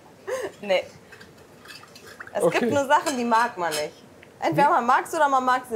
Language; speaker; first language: German; native; German